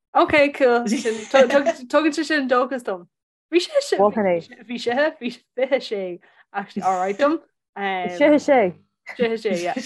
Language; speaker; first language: Irish; non-native, local second language; English